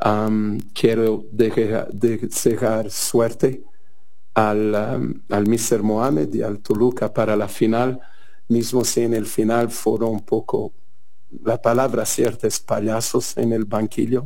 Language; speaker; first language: Spanish; non-native, learner; Portuguese